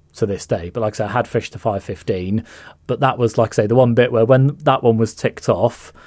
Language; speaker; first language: English; native; English